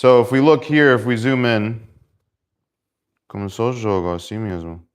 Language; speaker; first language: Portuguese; non-native, learner; Spanish